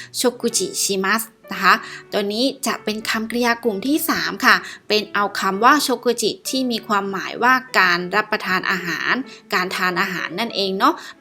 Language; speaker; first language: Thai; native; Thai